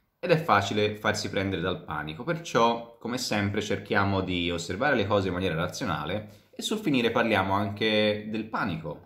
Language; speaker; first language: Italian; native; Italian